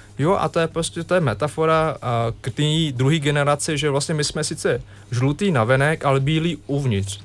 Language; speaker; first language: Czech; early bilingual, other home language; Vietnamese